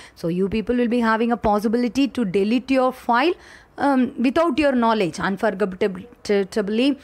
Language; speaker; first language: English; non-native, local second language; Tamil